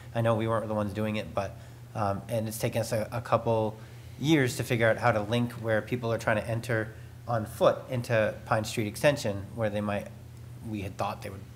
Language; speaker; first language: English; native; English